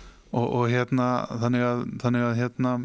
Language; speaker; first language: Icelandic; native; Icelandic